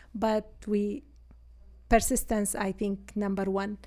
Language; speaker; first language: English; non-native, fluent; Arabic